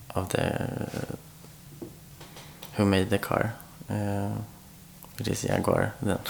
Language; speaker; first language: English; non-native, fluent; Swedish